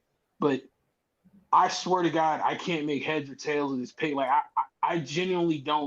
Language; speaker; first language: English; native; English